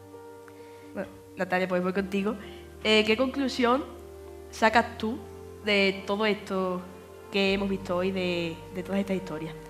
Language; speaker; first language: Spanish; native; Spanish